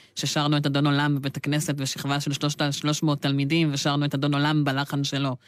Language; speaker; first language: Hebrew; native; Hebrew